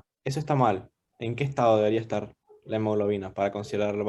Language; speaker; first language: Spanish; native; Spanish